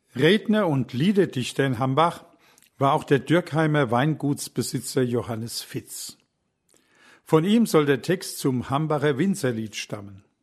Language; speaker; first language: German; native; German